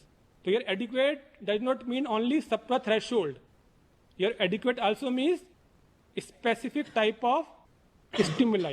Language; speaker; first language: English; non-native, local second language; Hindi